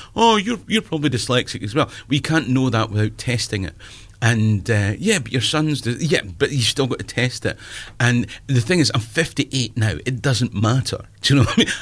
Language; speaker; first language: English; native; English